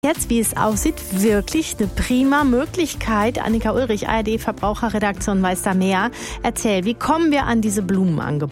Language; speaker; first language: German; native; German